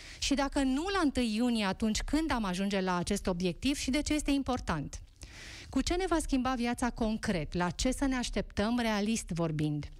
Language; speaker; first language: Romanian; native; Romanian